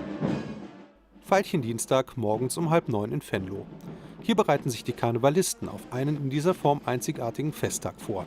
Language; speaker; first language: German; native; German